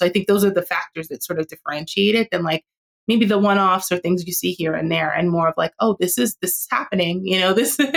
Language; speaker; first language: English; native; English